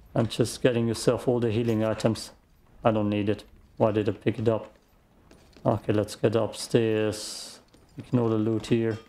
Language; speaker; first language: English; non-native, fluent; German